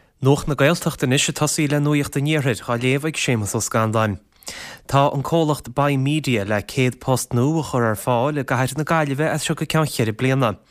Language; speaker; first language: Irish; native; Irish